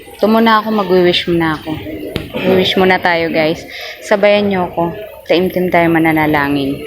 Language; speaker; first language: Filipino; native; Filipino